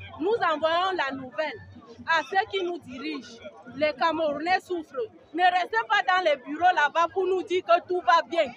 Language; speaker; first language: French; native; French